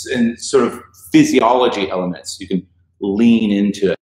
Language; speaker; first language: English; native; English